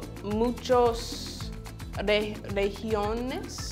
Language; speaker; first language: Spanish; non-native, learner; English